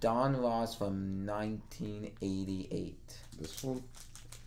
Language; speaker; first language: English; native; English